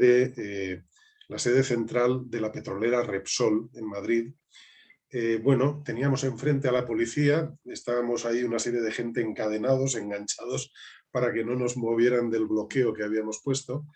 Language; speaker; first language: Spanish; native; Spanish